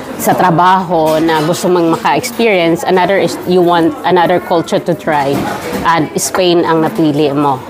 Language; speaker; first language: Filipino; non-native, local second language; Waray